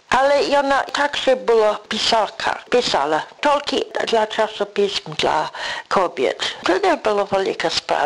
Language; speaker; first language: Polish; non-native, learner; English